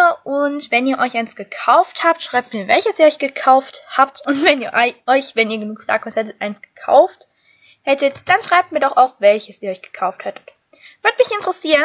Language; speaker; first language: German; native; German